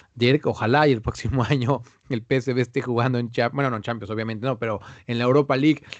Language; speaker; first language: Spanish; native; Spanish